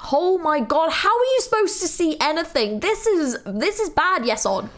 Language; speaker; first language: English; native; English